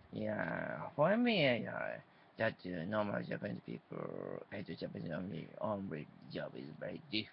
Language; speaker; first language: English; non-native, learner; Japanese